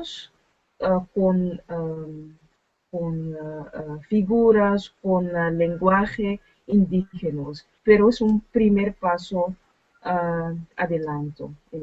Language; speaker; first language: Spanish; non-native, learner; Dutch